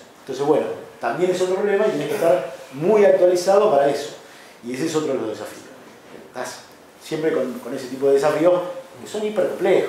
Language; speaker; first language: Spanish; native; Spanish